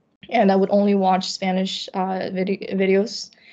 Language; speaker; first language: English; early bilingual, other home language; Chinese